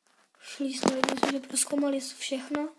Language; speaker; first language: Czech; non-native, learner; Slovak